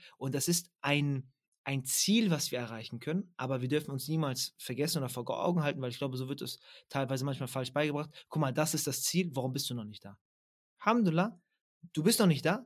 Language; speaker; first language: German; early bilingual, other home language; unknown